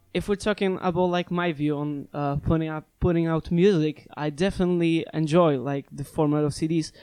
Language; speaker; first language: English; non-native, fluent; Polish